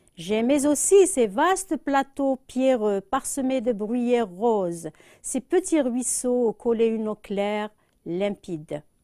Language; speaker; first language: French; non-native, local second language; Arabic